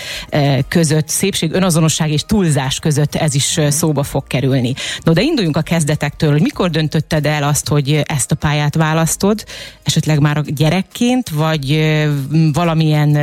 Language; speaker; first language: Hungarian; native; Hungarian